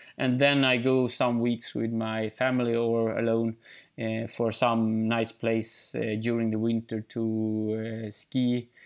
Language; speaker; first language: English; non-native, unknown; Swedish